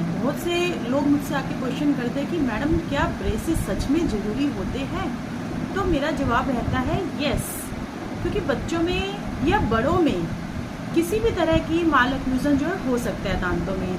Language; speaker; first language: Hindi; native; Hindi